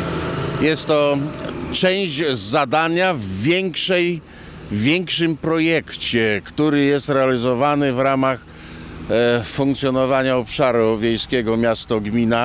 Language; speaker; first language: Polish; native; Polish